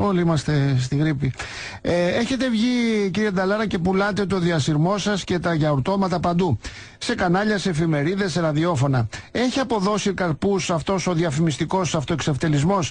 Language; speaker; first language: Greek; native; Greek